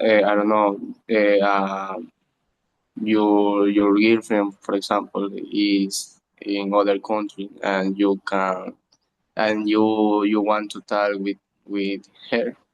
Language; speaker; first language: English; non-native, learner; Spanish